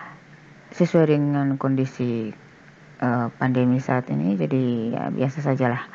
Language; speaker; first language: Indonesian; native; Indonesian